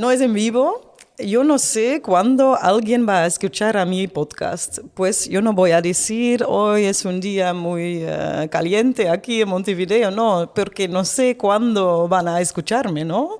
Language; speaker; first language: Spanish; non-native, learner; Dutch